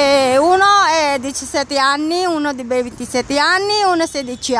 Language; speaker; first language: Italian; non-native, learner; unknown